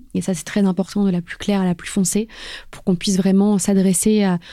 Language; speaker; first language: French; native; French